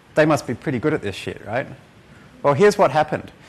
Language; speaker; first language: English; native; English